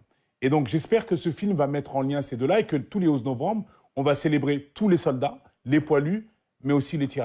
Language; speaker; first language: French; native; French